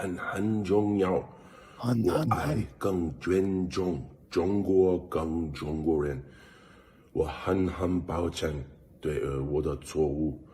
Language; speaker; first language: Chinese; non-native, learner; English